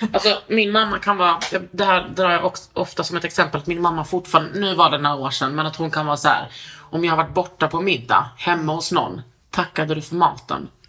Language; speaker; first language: Swedish; native; Swedish